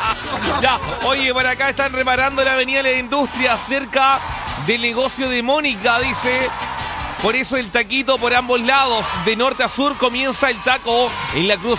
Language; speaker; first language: Spanish; native; Spanish